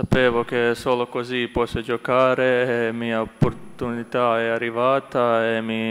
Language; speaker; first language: Italian; non-native, learner; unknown